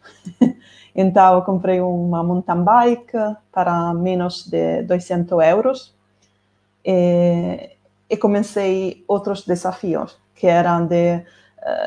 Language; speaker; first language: Portuguese; non-native, fluent; Italian